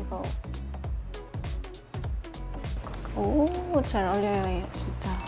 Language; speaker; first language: Korean; non-native, learner; Arabic